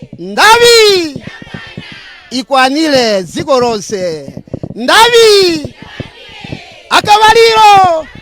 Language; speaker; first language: Nyanja; non-native, local second language; Tumbuka